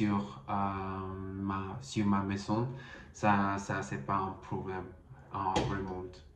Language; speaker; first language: French; non-native, learner; Spanish